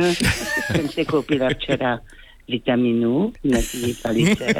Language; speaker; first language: Czech; non-native, fluent; French